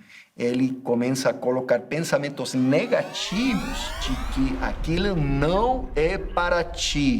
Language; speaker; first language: Portuguese; non-native, fluent; English